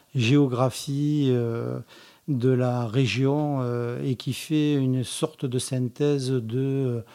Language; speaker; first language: French; native; French